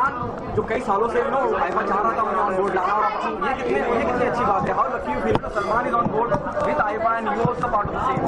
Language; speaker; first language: Hindi; non-native, local second language; Marathi